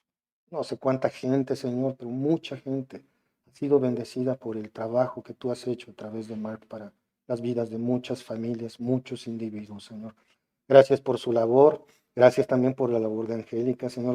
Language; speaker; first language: Spanish; native; Spanish